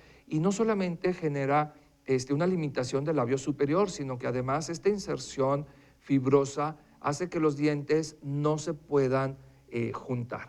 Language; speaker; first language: Spanish; native; Spanish